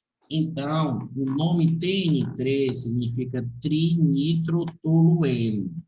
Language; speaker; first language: Portuguese; native; Portuguese